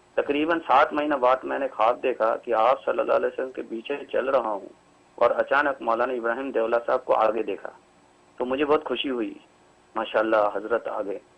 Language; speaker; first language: Urdu; native; Urdu